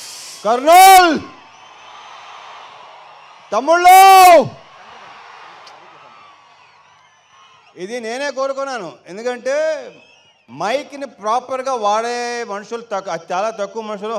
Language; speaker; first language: Telugu; native; Telugu